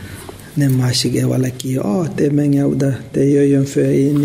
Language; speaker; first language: Hungarian; non-native, learner; Tibetan